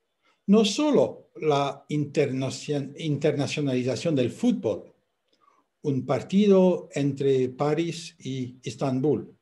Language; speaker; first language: Spanish; non-native, fluent; French